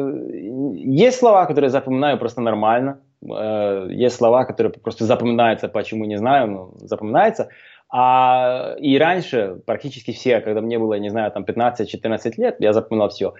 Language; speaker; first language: Russian; non-native, fluent; Slovak